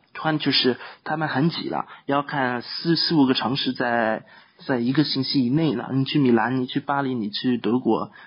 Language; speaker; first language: Chinese; non-native, fluent; French